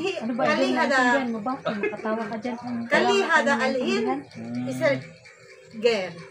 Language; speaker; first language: Arabic; non-native, learner; Filipino